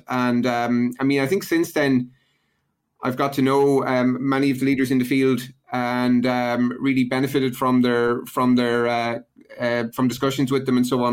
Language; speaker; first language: English; native; English